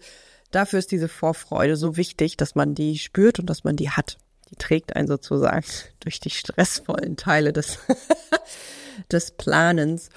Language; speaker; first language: German; native; German